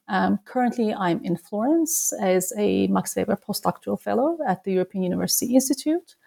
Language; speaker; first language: English; non-native, fluent; Turkish